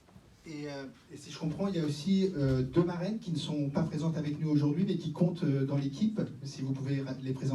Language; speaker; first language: French; native; French